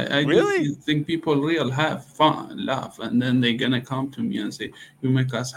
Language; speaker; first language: English; non-native, learner; Persian